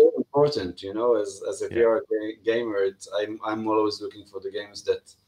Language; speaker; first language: English; non-native, fluent; Hebrew